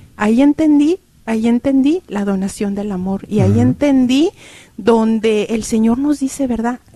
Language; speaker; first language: Spanish; native; Spanish